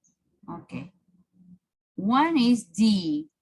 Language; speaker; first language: English; non-native, fluent; Spanish